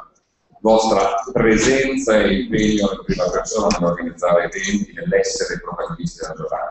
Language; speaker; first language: Italian; native; Italian